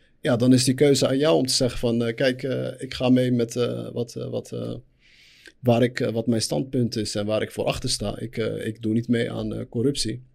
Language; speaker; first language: Dutch; early bilingual, other home language; Arabic